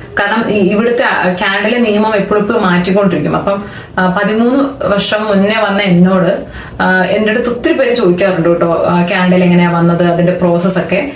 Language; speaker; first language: Malayalam; native; Malayalam